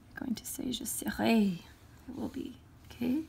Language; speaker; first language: English; native; English